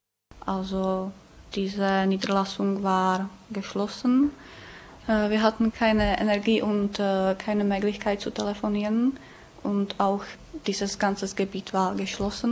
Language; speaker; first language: German; non-native, fluent; Czech